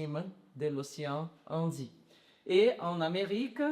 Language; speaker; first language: French; non-native, learner; Portuguese